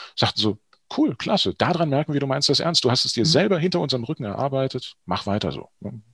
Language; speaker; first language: German; native; German